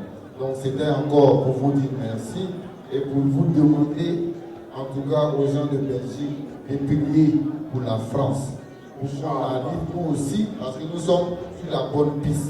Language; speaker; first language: French; non-native, local second language; Dyula